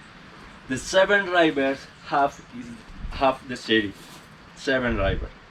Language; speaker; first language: English; non-native, learner; Spanish